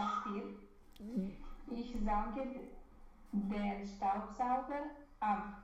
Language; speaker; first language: German; non-native, learner; Romanian